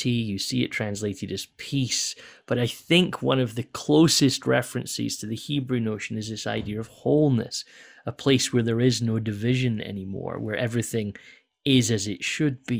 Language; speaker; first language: English; native; English